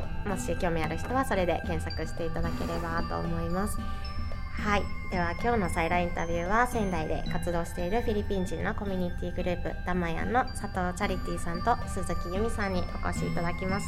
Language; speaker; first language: Japanese; native; Japanese